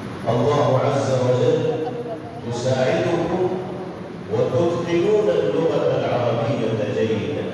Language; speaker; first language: Arabic; non-native, fluent; Urdu